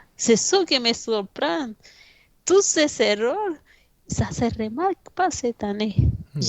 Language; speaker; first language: French; non-native, fluent; Spanish